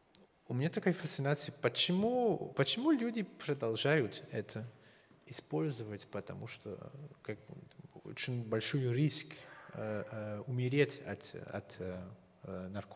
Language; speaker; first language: Russian; non-native, fluent; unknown